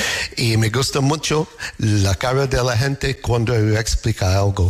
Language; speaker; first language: Spanish; non-native, learner; English